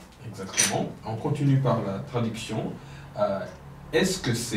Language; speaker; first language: French; non-native, local second language; Kinyarwanda